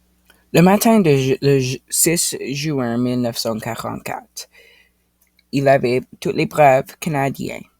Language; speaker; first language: French; non-native, local second language; English